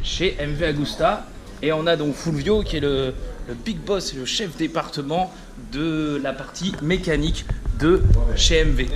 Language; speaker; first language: French; native; French